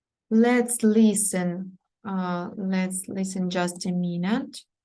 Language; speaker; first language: English; non-native, fluent; Ukrainian